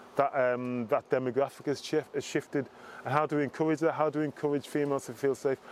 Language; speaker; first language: English; native; English